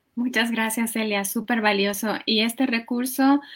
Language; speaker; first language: Spanish; native; Spanish